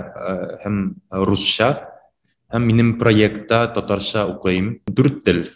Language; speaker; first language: Tatar; non-native, learner; Japanese